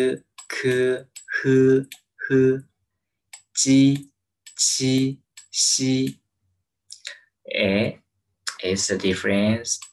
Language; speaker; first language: English; non-native, learner; Chinese